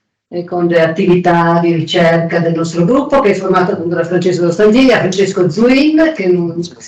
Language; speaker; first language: Italian; native; Italian